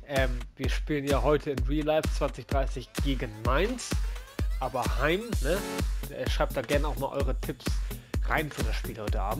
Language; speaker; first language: German; native; German